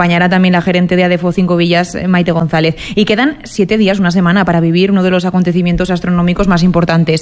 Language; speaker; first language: Spanish; native; Spanish